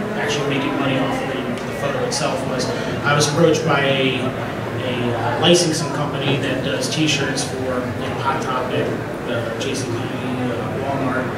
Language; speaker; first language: English; native; English